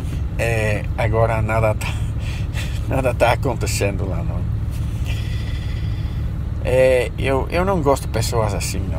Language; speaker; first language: Portuguese; non-native, fluent; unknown